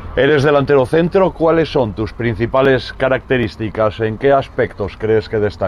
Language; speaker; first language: Spanish; native; Spanish